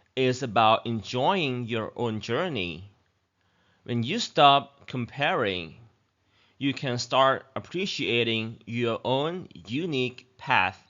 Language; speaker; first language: English; non-native, fluent; Thai